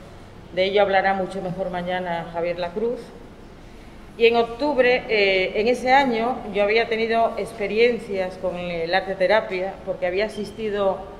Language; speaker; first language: Spanish; native; Spanish